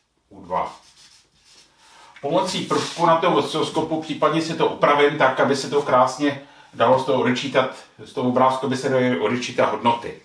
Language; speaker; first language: Czech; native; Czech